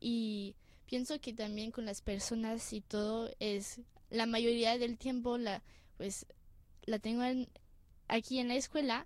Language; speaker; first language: Spanish; non-native, local second language; French